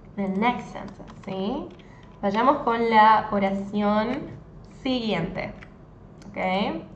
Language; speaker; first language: English; non-native, fluent; Spanish